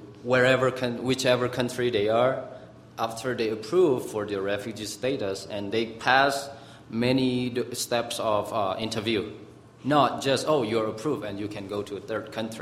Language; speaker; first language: English; non-native, fluent; Burmese